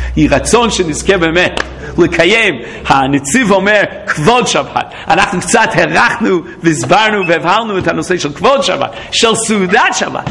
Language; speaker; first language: Hebrew; non-native, fluent; English